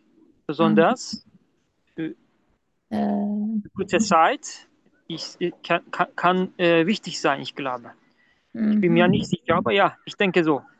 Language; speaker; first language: German; non-native, learner; Turkish